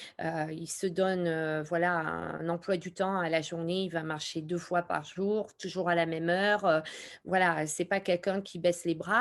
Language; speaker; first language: French; native; French